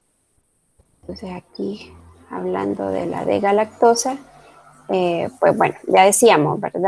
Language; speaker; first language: Spanish; native; Spanish